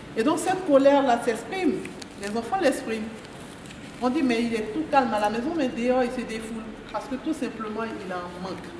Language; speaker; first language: French; non-native, local second language; Mandingo